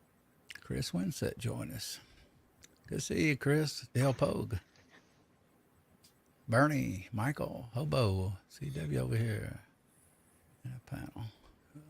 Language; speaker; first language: English; native; English